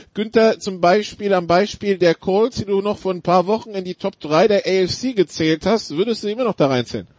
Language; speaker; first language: German; non-native, fluent; French